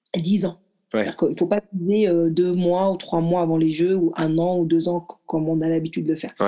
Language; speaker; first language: French; early bilingual, other home language; Arabic